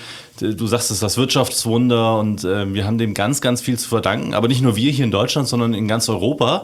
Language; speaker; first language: German; native; German